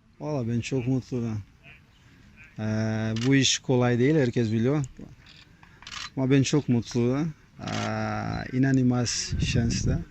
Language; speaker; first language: Turkish; non-native, learner; Portuguese